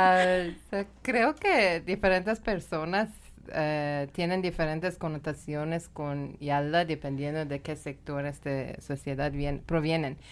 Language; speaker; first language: Spanish; non-native, learner; Persian